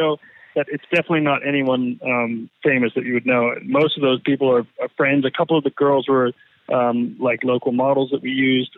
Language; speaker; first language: English; native; English